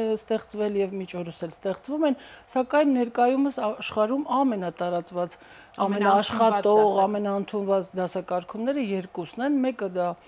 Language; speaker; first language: Armenian; native; Armenian